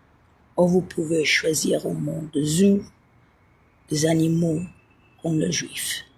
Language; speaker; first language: French; non-native, learner; Italian